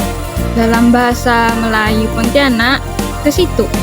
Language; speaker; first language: Indonesian; non-native, local second language; Malay